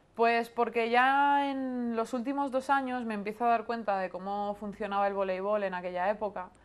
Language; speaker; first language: Spanish; native; Spanish